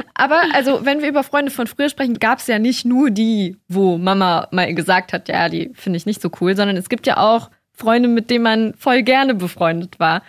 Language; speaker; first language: German; early bilingual, other home language; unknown